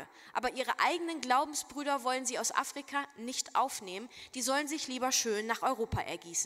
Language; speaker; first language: German; native; German